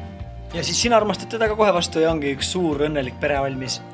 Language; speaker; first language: Estonian; native; Estonian